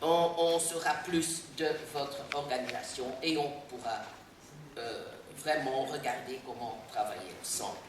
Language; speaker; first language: French; non-native, fluent; Dutch